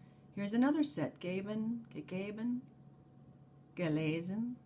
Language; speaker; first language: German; non-native, fluent; English